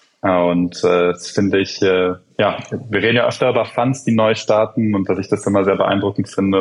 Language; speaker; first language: German; native; German